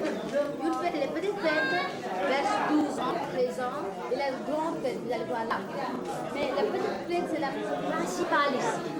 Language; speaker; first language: French; non-native, fluent; Nepali